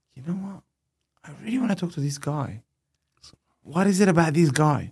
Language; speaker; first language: English; non-native, fluent; Arabic